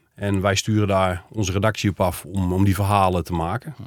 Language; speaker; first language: Dutch; native; Dutch